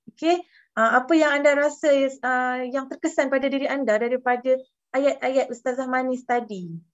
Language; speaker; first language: Malay; native; Malay